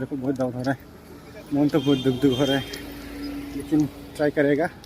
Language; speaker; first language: Hindi; non-native, local second language; Bodo